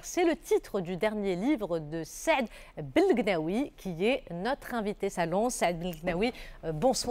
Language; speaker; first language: French; non-native, local second language; Arabic